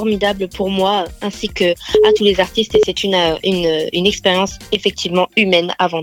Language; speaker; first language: French; native; French